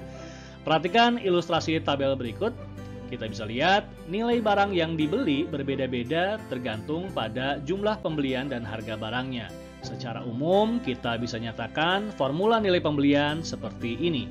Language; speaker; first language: Indonesian; native; Indonesian